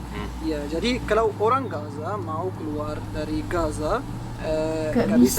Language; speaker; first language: Indonesian; non-native, fluent; Arabic